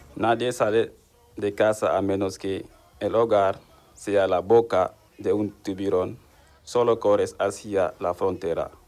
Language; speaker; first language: Spanish; non-native, learner; Wolof